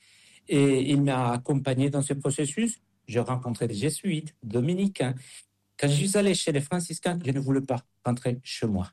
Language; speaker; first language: French; non-native, fluent; Spanish